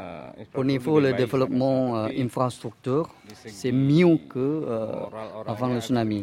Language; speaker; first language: French; non-native, fluent; Indonesian